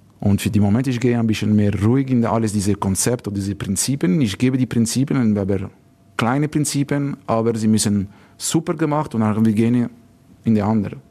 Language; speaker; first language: German; non-native, learner; French